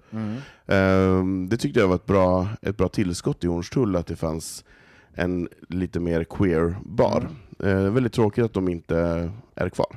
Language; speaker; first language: Swedish; native; Swedish